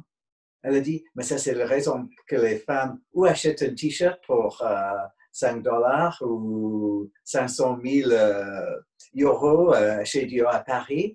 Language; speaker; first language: French; non-native, fluent; English